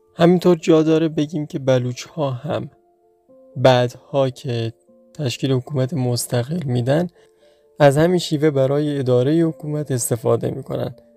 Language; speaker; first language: Persian; non-native, local second language; Baluchi